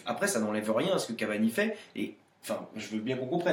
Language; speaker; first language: French; native; French